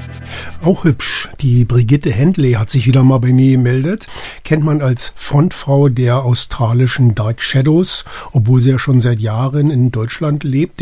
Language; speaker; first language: German; native; German